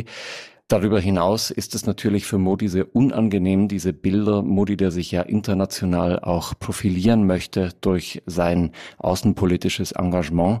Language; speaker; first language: German; native; German